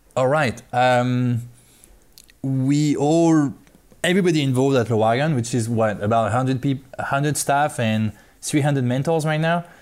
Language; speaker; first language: English; non-native, fluent; French